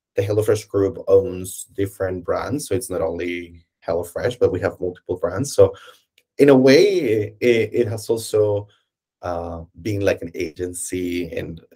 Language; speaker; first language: English; non-native, fluent; Spanish